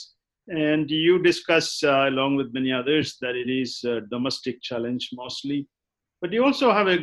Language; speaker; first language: English; non-native, local second language; Malayalam